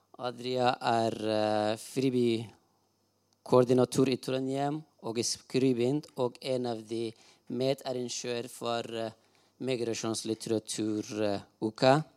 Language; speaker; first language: Norwegian; non-native, fluent; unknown